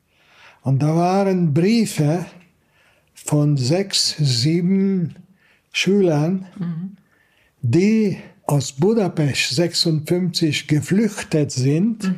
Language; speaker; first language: German; non-native, fluent; Hungarian